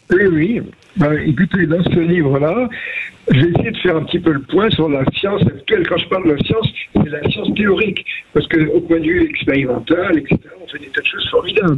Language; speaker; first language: French; native; French